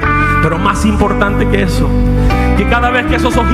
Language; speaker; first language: Spanish; native; Spanish